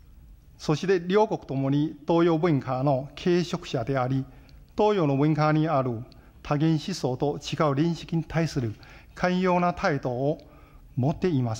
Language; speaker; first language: Japanese; non-native, fluent; Chinese